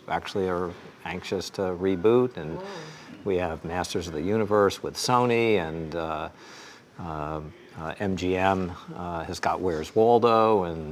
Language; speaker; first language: English; native; English